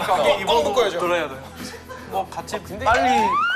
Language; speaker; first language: Korean; non-native, fluent; Arabic